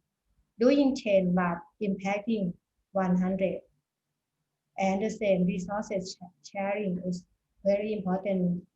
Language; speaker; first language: English; non-native, fluent; Thai